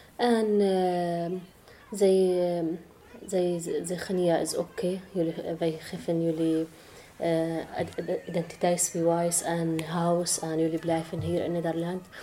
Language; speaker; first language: Dutch; non-native, learner; Arabic